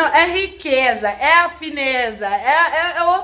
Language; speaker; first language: Portuguese; native; Portuguese